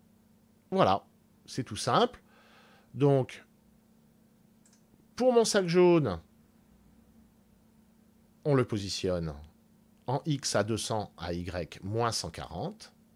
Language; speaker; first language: French; native; French